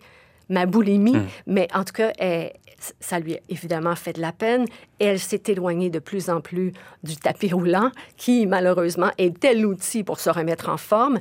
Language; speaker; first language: French; native; French